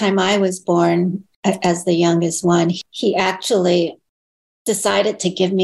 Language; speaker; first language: English; early bilingual, other home language; Chinese